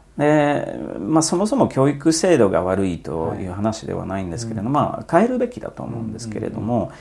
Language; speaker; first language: Japanese; non-native, fluent; Polish